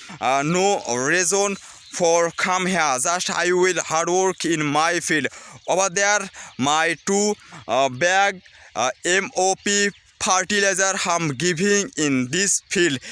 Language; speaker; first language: English; non-native, learner; Bangla